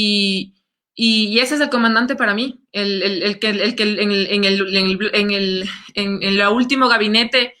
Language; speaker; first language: Spanish; native; Spanish